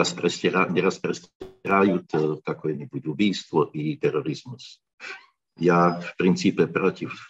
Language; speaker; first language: Russian; non-native, learner; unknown